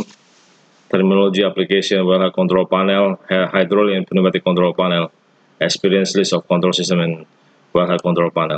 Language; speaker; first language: English; non-native, fluent; Indonesian